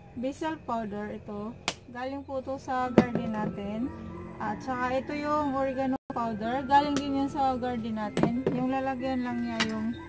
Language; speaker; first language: Filipino; non-native, local second language; Cebuano